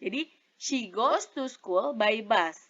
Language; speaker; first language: English; non-native, fluent; Indonesian